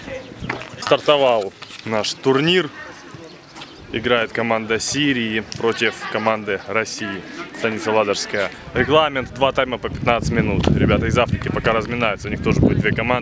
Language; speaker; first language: Russian; native; Russian